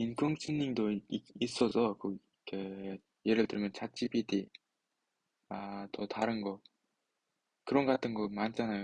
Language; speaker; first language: Korean; non-native, fluent; Uzbek